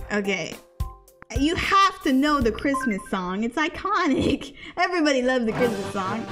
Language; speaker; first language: English; native; English